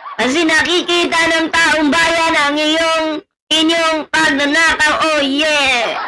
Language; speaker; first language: Filipino; non-native, local second language; Cebuano